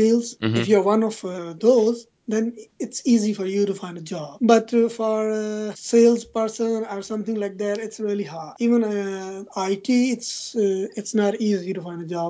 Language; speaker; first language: English; non-native, local second language; Punjabi